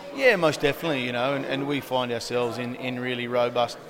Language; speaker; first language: English; native; English